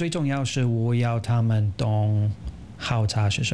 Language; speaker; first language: Chinese; non-native, learner; English